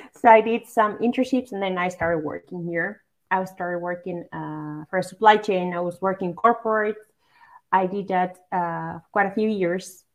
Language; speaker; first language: English; non-native, fluent; Basque